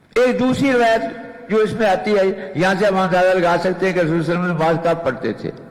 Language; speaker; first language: Urdu; non-native, local second language; Punjabi